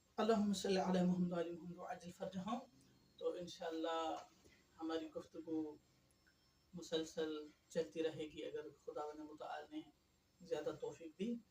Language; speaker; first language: Urdu; non-native, local second language; Sindhi